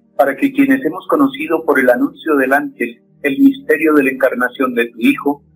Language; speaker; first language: Spanish; native; Spanish